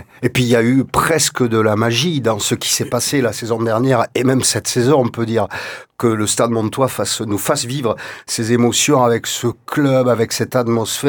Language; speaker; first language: French; native; French